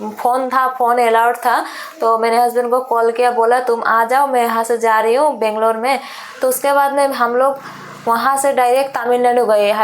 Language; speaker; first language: Hindi; non-native, local second language; Sadri